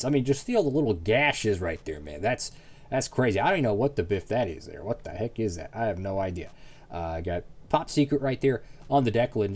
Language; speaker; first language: English; native; English